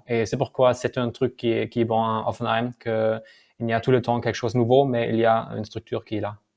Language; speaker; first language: French; non-native, learner; German